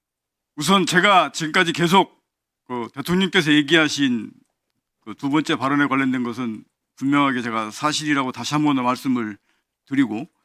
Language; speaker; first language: Korean; native; Korean